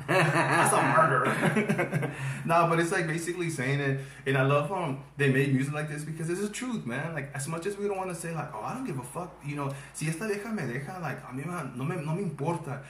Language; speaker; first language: English; early bilingual, other home language; Spanish